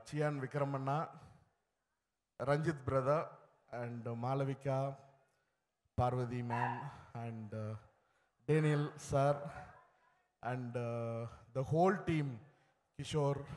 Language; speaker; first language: Telugu; non-native, learner; Tamil